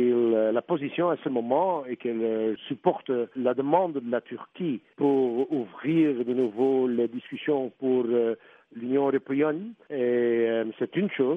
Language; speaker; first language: French; non-native, local second language; Dutch